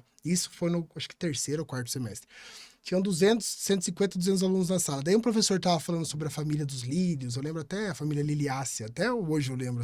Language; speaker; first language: Portuguese; native; Portuguese